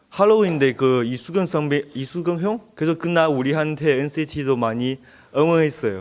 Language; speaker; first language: Korean; non-native, fluent; Chinese